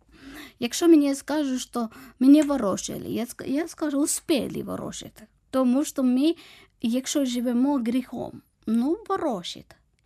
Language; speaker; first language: Ukrainian; non-native, fluent; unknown